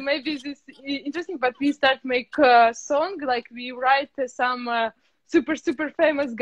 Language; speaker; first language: English; non-native, learner; Russian